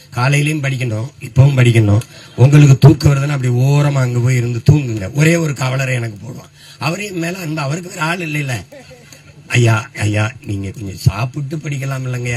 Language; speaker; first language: Tamil; native; Tamil